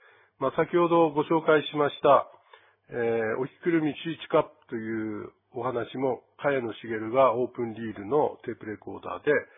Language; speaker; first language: Japanese; native; Japanese